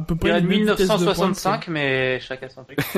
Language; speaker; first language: French; native; French